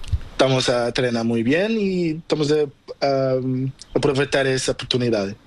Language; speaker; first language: Spanish; non-native, learner; Portuguese